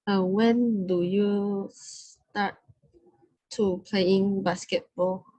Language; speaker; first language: English; non-native, learner; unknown